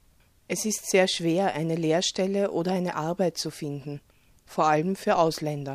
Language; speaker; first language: German; early bilingual, other home language; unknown